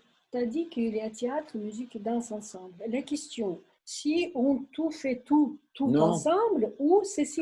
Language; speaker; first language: French; non-native, fluent; Ukrainian